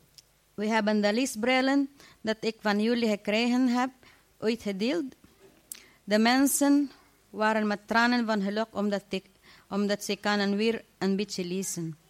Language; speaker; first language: Dutch; non-native, fluent; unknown